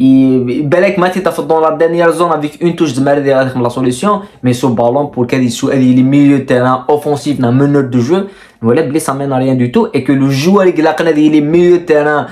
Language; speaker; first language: French; non-native, local second language; Kabyle